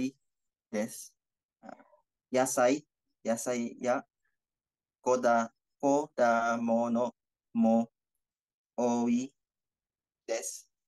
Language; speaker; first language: Japanese; non-native, learner; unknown